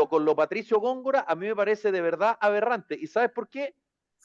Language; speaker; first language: Spanish; native; Spanish